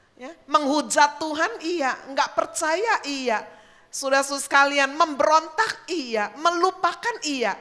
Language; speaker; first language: Indonesian; native; Indonesian